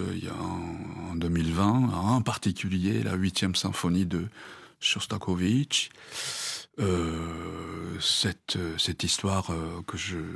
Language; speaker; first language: French; non-native, fluent; Japanese